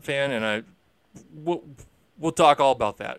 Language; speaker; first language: English; native; English